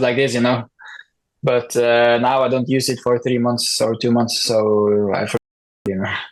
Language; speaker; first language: English; non-native, fluent; Norwegian